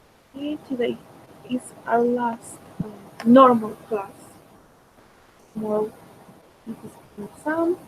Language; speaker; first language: English; non-native, fluent; Spanish